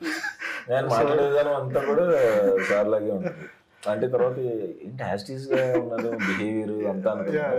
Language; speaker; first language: Telugu; native; Telugu